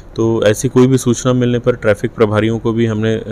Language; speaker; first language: Hindi; native; Hindi